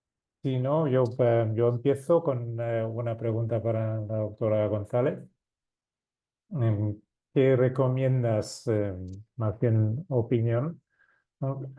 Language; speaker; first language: Spanish; non-native, fluent; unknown